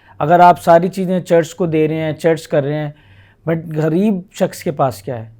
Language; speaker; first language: Urdu; native; Urdu